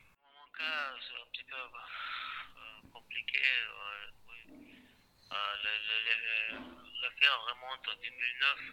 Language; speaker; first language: French; non-native, learner; Chechen